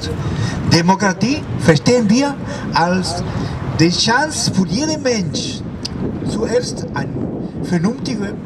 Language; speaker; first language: German; non-native, fluent; Spanish